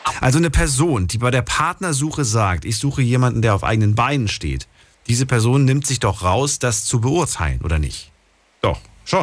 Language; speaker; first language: German; native; German